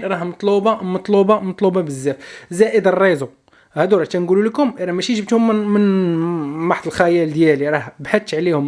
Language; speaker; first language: Arabic; native; Arabic